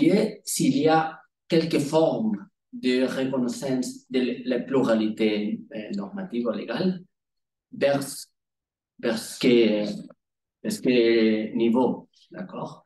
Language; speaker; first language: French; non-native, learner; Spanish